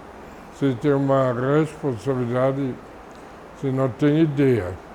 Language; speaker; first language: Portuguese; non-native, fluent; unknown